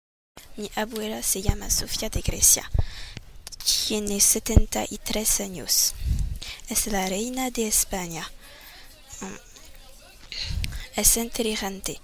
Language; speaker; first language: Spanish; non-native, learner; French